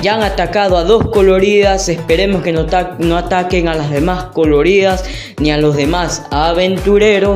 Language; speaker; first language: Spanish; native; Spanish